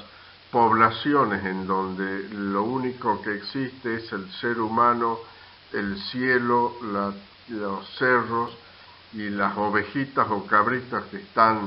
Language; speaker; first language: Spanish; native; Spanish